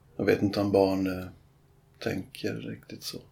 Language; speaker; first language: Swedish; native; Swedish